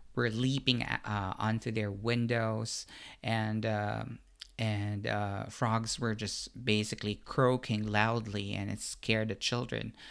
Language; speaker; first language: English; non-native, local second language; Filipino